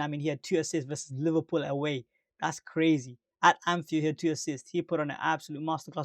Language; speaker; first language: English; native; English